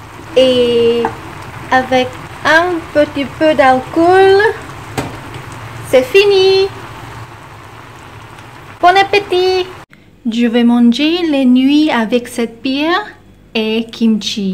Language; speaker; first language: French; non-native, learner; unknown